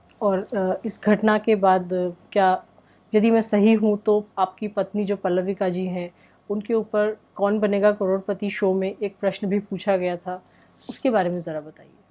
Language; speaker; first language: Hindi; native; Hindi